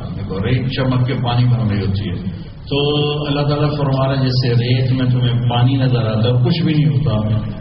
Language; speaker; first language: Urdu; non-native, local second language; Punjabi